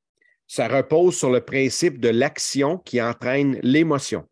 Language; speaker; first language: French; native; French